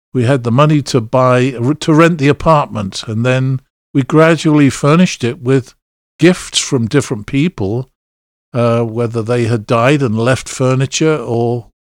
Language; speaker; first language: English; native; English